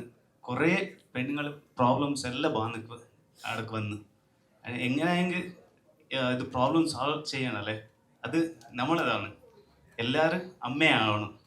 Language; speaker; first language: Malayalam; non-native, local second language; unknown